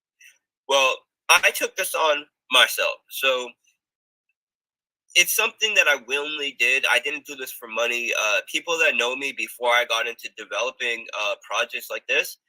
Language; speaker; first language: English; native; English